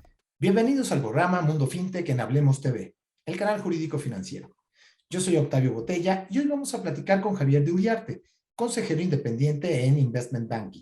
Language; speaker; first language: Spanish; native; Spanish